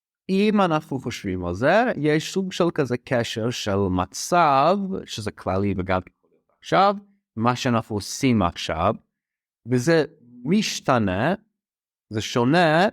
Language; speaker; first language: Hebrew; non-native, fluent; English